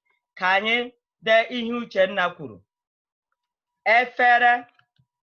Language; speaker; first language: Igbo; native; Igbo